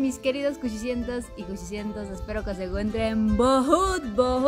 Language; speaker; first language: Spanish; native; Spanish